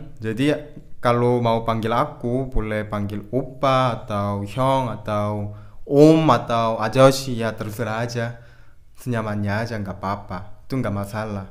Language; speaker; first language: Indonesian; non-native, fluent; Korean